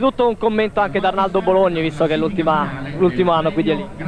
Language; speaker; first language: Italian; native; Italian